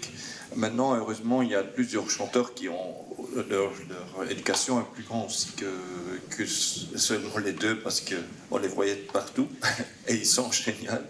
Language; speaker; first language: French; non-native, fluent; Dutch